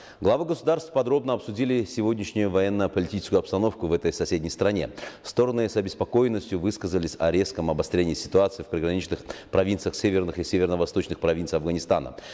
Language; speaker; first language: Russian; non-native, local second language; Tajik